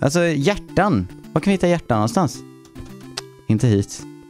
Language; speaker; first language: Swedish; native; Swedish